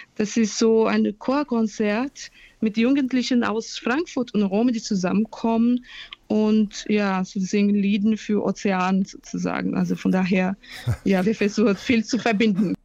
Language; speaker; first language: German; non-native, fluent; Portuguese